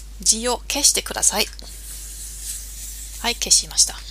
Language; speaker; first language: Japanese; non-native, fluent; German